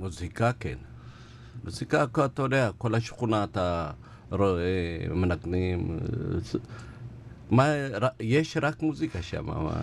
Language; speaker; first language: Hebrew; non-native, learner; Amharic